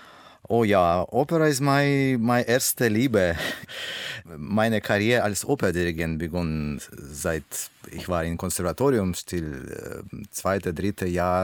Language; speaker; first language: German; non-native, learner; Russian